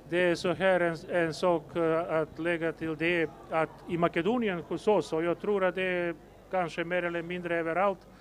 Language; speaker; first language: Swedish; non-native, fluent; Macedonian